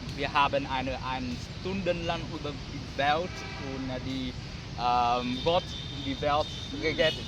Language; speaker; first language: German; non-native, learner; Vietnamese